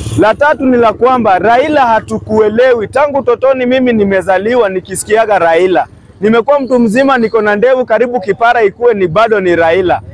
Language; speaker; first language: Swahili; non-native, local second language; Luo (Kenya and Tanzania)